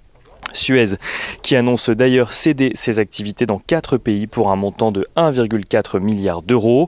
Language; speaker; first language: French; native; French